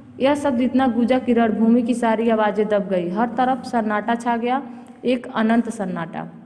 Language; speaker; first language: Hindi; native; Hindi